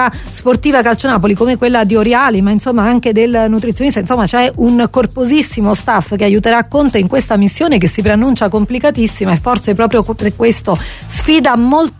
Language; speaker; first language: Italian; native; Italian